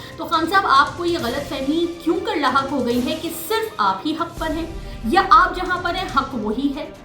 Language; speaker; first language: Urdu; native; Urdu